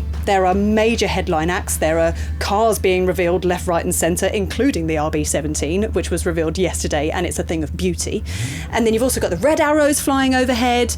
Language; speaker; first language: English; native; English